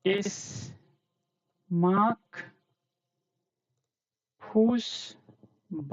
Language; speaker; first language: German; non-native, fluent; Hindi